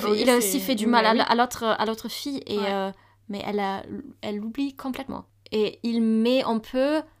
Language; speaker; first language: French; non-native, fluent; German